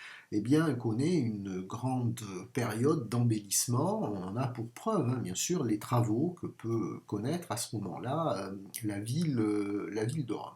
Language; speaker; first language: French; native; French